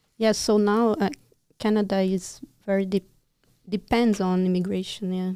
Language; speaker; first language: English; non-native, fluent; Portuguese